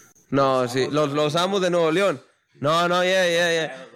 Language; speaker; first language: Spanish; early bilingual, heritage; Spanish